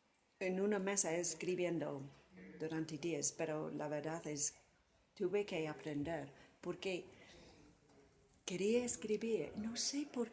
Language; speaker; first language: Spanish; non-native, fluent; English